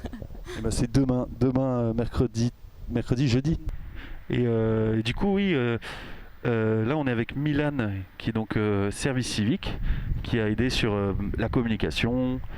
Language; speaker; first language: French; native; French